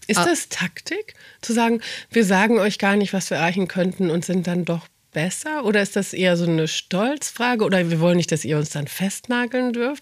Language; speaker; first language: German; native; German